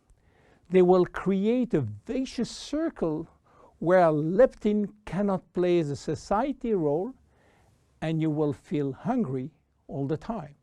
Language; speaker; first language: English; non-native, fluent; French